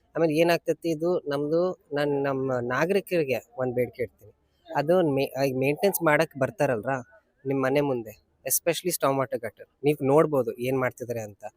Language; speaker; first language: Kannada; non-native, local second language; Urdu